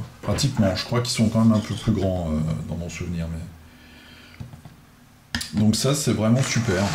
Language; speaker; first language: French; native; French